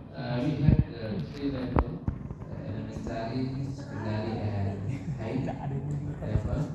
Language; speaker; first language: English; non-native, learner; Indonesian